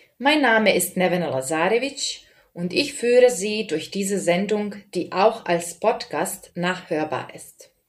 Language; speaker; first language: German; non-native, fluent; Serbian